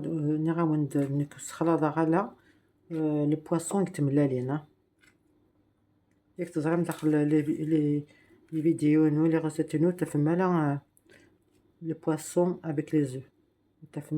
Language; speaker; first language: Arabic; non-native, local second language; Kabyle